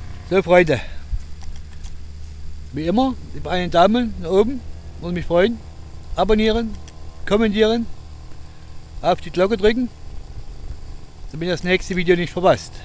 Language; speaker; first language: German; non-native, fluent; Russian